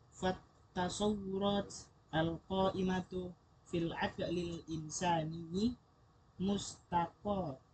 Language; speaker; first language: Arabic; non-native, learner; Indonesian